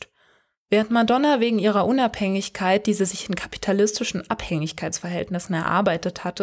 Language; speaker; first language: German; native; German